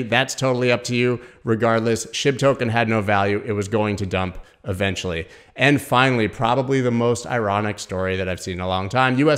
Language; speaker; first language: English; native; English